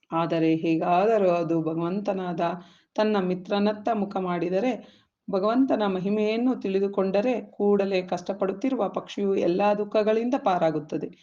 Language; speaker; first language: Kannada; native; Kannada